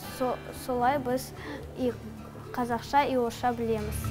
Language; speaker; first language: Kazakh; non-native, local second language; Russian